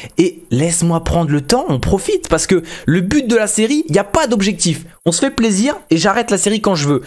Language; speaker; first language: French; native; French